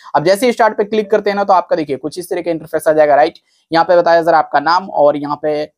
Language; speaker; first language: Hindi; native; Hindi